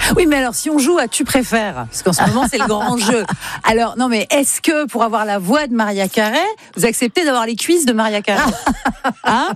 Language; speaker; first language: French; native; French